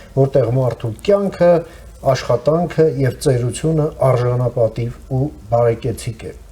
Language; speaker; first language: Armenian; native; Armenian